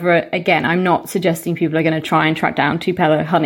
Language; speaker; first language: English; native; English